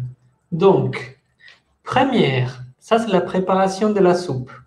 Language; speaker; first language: French; non-native, fluent; Spanish